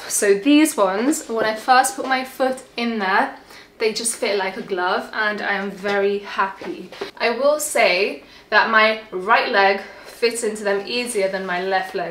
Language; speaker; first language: English; native; English